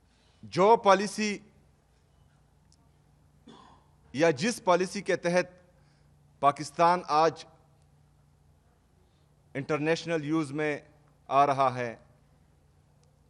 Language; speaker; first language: Urdu; non-native, local second language; Pashto